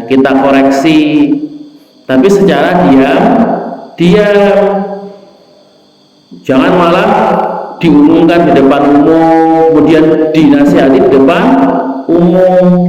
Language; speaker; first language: Indonesian; non-native, local second language; Javanese